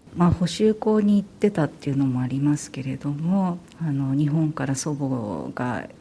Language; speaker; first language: Japanese; early bilingual, heritage; Japanese